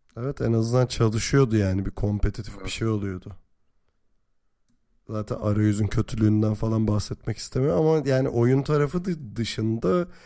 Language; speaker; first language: Turkish; native; Turkish